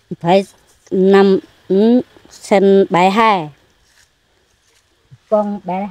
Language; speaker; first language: Vietnamese; non-native, local second language; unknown